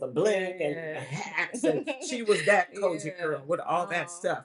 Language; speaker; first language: English; native; English